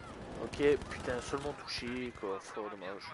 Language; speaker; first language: French; native; French